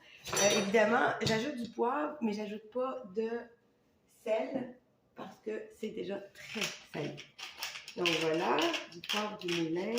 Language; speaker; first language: French; native; French